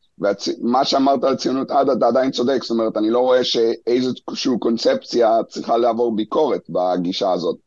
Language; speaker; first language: Hebrew; native; Hebrew